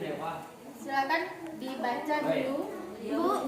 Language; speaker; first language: Indonesian; native; Indonesian